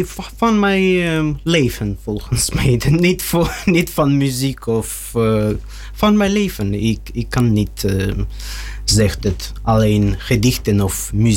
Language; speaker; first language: Dutch; non-native, learner; Russian